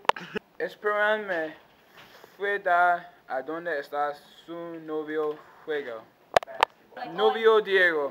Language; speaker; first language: Spanish; non-native, learner; English